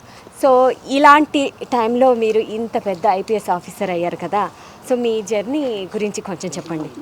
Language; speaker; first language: Telugu; native; Telugu